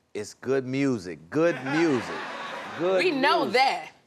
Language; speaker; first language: English; native; English